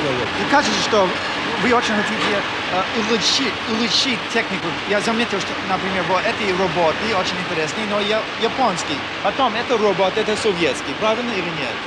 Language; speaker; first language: Russian; non-native, learner; English